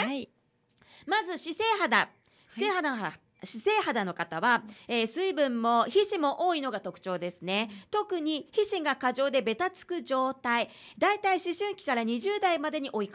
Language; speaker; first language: Japanese; native; Japanese